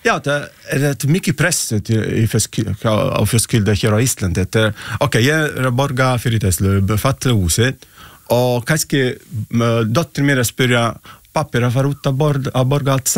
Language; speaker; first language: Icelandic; non-native, learner; Italian